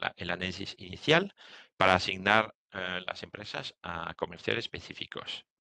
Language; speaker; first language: Spanish; non-native, fluent; French